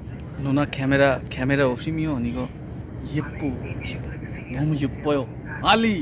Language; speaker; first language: Korean; non-native, learner; Bangla